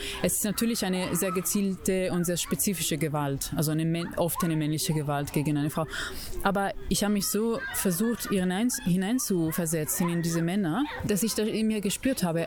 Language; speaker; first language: German; non-native, fluent; Italian